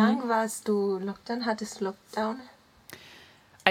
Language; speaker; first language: German; non-native, learner; Japanese